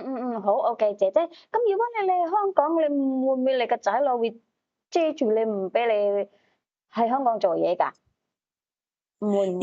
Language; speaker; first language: Cantonese; native; Cantonese